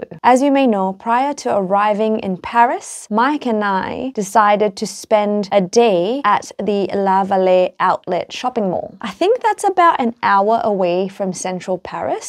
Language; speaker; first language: English; native; English